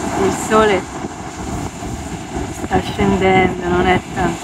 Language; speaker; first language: Italian; native; Italian